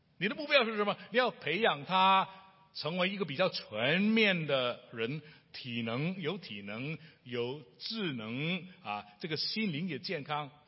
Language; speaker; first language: Chinese; non-native, local second language; Cantonese